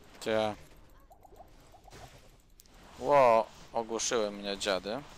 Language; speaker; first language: Polish; native; Polish